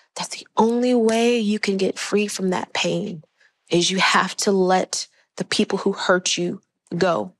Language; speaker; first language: English; native; English